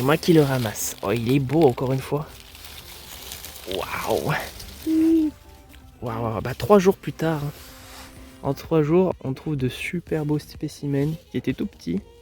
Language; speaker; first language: French; native; French